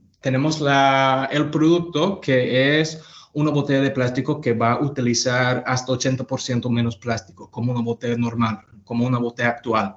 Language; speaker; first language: Spanish; non-native, fluent; English